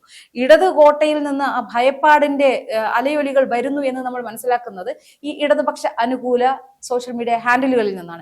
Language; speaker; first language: Malayalam; native; Malayalam